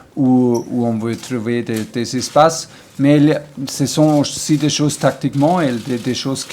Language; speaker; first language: French; non-native, learner; German